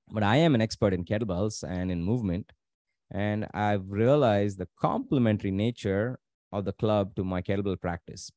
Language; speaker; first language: English; non-native, local second language; Tamil